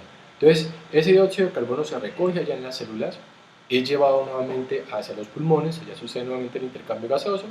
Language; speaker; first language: Spanish; native; Spanish